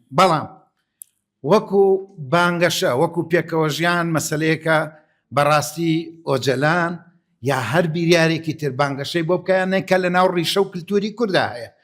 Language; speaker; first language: Central Kurdish; native; Central Kurdish